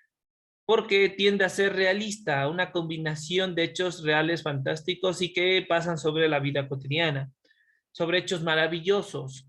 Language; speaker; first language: Spanish; native; Spanish